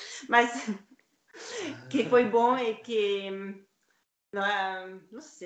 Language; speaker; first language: Portuguese; non-native, learner; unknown